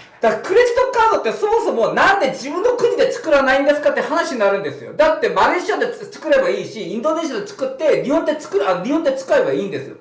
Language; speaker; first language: Japanese; non-native, fluent; Korean